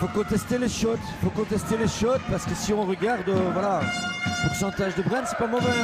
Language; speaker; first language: French; native; French